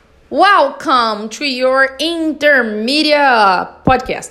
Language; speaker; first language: English; non-native, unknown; Portuguese